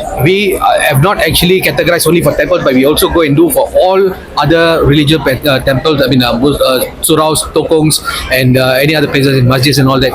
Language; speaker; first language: English; non-native, local second language; Tamil